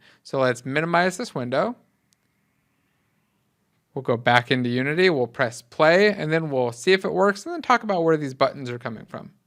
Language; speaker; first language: English; native; English